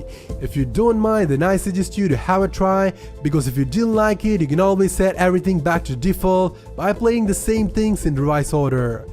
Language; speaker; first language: English; non-native, fluent; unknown